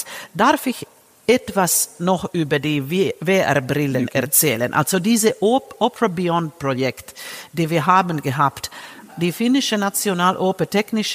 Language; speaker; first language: German; non-native, fluent; Finnish